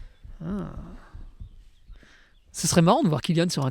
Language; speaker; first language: French; native; French